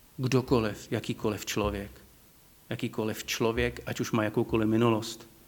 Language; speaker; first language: Czech; non-native, fluent; Slovak